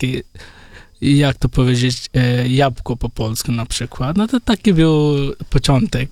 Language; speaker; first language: Polish; non-native, learner; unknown